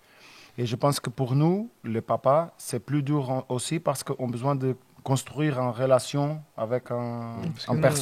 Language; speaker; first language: French; non-native, learner; Portuguese